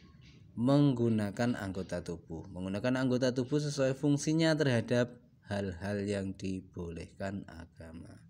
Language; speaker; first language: Indonesian; native; Indonesian